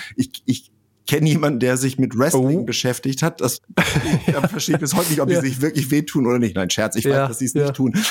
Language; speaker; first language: German; native; German